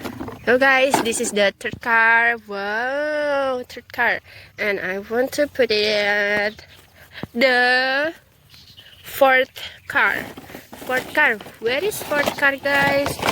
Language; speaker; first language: English; non-native, learner; Indonesian